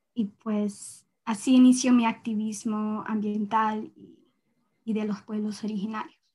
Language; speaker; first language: Spanish; early bilingual, heritage; Spanish